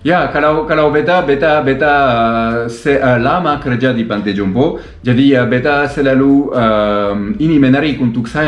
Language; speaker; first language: Indonesian; non-native, learner; French